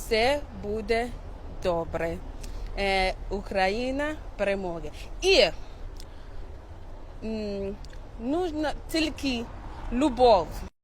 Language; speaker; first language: Ukrainian; non-native, learner; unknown